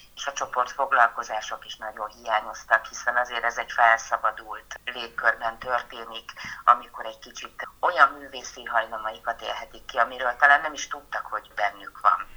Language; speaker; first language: Hungarian; native; Hungarian